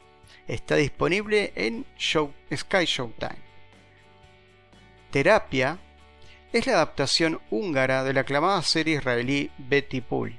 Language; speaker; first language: Spanish; native; Spanish